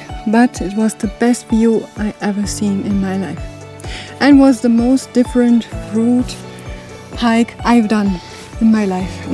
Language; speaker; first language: English; non-native, learner; German